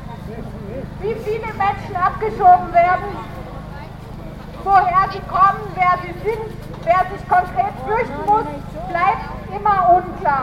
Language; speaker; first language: German; native; German